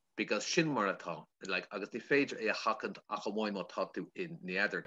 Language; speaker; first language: Irish; non-native, local second language; English